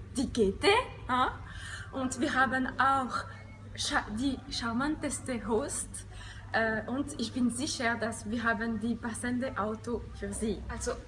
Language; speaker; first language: German; non-native, local second language; French